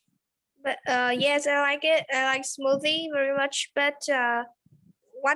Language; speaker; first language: English; non-native, learner; Vietnamese